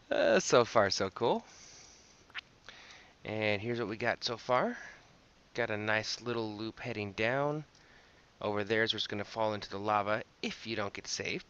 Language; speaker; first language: English; native; English